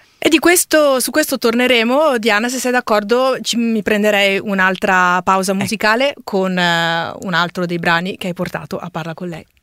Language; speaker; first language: Italian; native; Italian